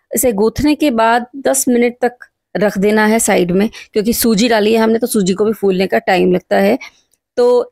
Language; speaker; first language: Hindi; native; Hindi